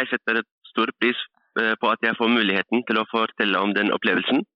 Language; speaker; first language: Norwegian; early bilingual, other home language; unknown